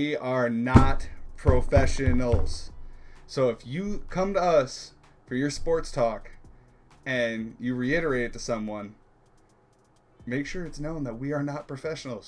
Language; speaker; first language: English; native; English